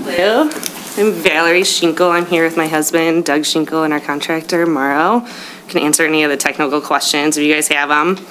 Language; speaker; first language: English; native; English